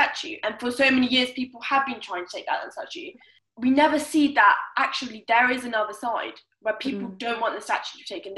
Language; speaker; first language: English; native; English